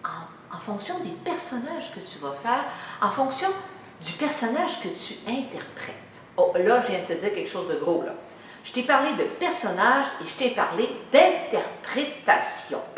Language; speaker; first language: French; native; French